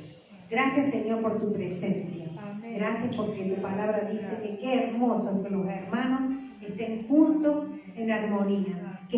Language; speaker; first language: Spanish; native; Spanish